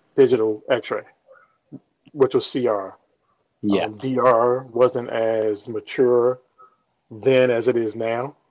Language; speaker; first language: English; native; English